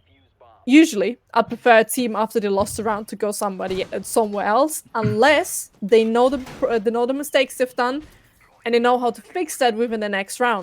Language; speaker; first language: English; non-native, fluent; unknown